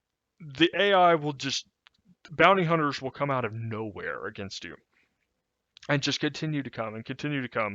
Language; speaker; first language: English; native; English